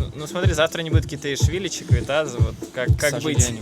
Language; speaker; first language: Russian; native; Russian